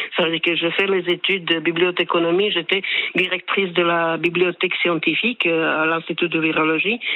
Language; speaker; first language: French; non-native, fluent; Slovak